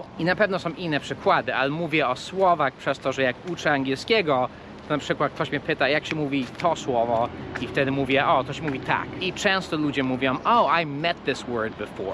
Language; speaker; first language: Polish; non-native, fluent; English